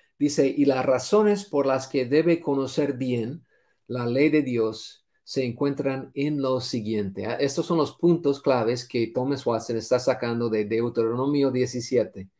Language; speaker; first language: Spanish; non-native, fluent; English